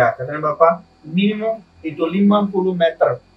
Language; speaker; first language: Indonesian; non-native, learner; Spanish